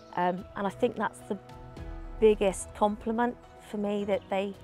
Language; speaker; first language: English; native; English